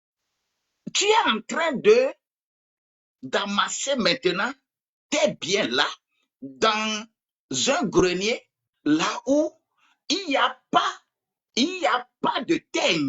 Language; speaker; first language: French; non-native, local second language; Ewe